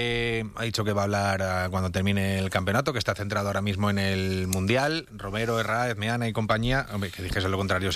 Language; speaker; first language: Spanish; native; Spanish